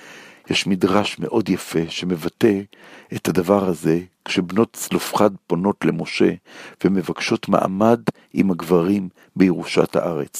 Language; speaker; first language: Hebrew; native; Hebrew